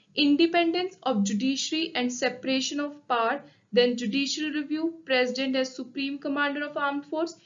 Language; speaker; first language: English; non-native, local second language; Punjabi